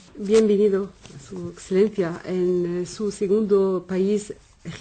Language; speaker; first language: Spanish; non-native, fluent; Arabic